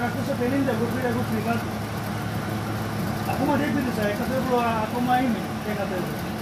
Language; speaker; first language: Greek; non-native, learner; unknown